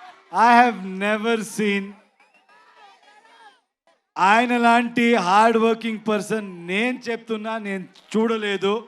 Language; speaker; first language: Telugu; non-native, learner; Kannada